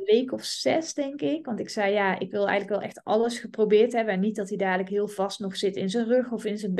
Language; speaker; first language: Dutch; native; Dutch